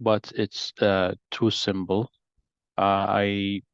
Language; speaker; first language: English; non-native, learner; Arabic